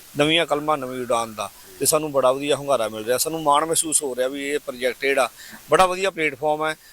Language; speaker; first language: Punjabi; native; Punjabi